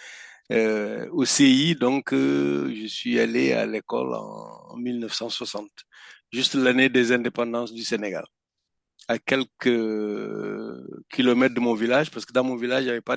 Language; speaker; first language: French; non-native, local second language; Fula